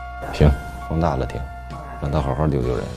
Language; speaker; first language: Chinese; native; Chinese